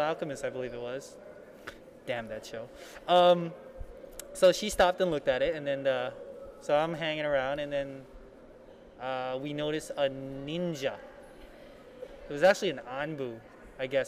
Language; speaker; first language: English; native; English